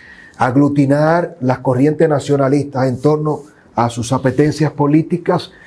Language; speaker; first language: Spanish; native; Spanish